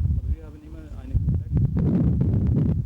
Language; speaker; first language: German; non-native, learner; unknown